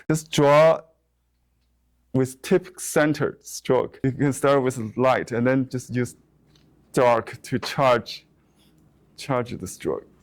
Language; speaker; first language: English; non-native, fluent; Chinese